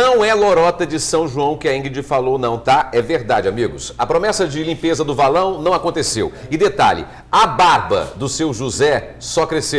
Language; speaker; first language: Portuguese; native; Portuguese